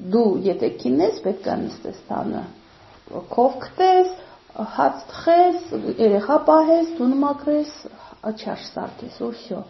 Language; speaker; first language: Armenian; non-native, fluent; Uzbek